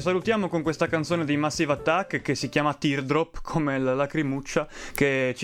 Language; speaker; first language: Italian; native; Italian